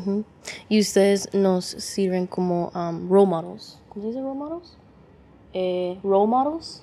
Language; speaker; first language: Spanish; early bilingual, heritage; English